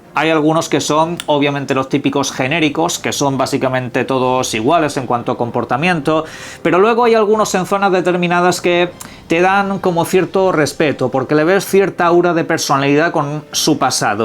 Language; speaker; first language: Spanish; native; Spanish